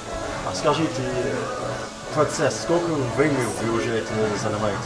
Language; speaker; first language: Russian; non-native, learner; English